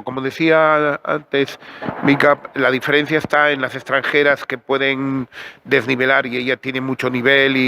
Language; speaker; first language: Spanish; native; Spanish